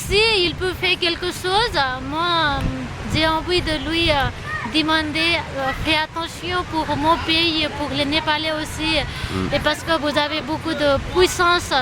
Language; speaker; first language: French; non-native, fluent; Nepali